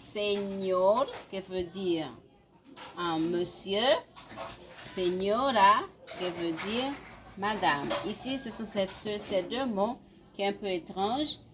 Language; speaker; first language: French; non-native, fluent; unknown